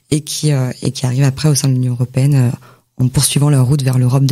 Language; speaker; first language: French; native; French